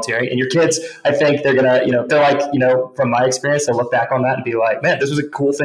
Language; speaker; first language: English; native; English